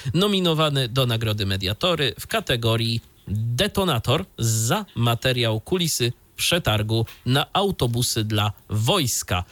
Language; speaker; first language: Polish; native; Polish